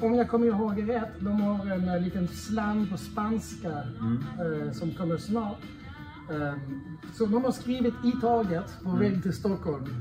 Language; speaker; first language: Swedish; non-native, fluent; French